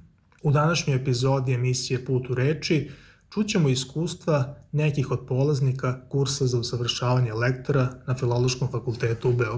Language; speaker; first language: Serbian; native; Serbian